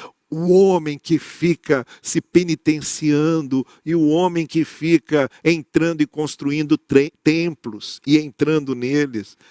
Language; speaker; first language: Portuguese; native; Portuguese